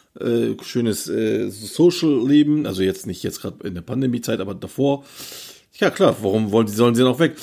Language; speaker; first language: German; early bilingual, other home language; Turkish